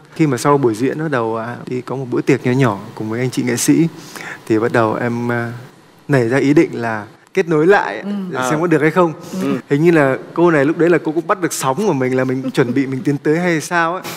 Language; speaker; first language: Vietnamese; native; Vietnamese